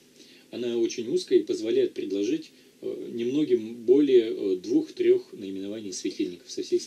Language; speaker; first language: Russian; native; Russian